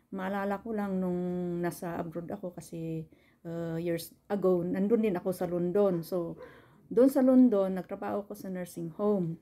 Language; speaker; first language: Filipino; non-native, local second language; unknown